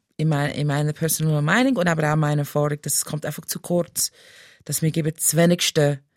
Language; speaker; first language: German; non-native, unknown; English